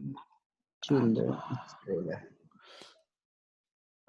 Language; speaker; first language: English; non-native, learner; Spanish